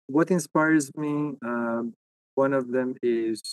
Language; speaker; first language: English; non-native, fluent; Persian